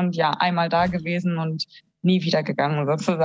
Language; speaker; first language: German; native; German